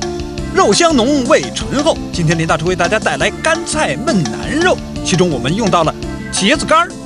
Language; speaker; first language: Chinese; native; Chinese